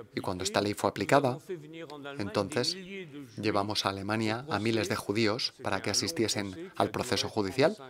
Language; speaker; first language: Spanish; non-native, fluent; German